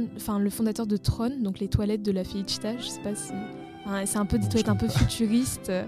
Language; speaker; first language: French; native; French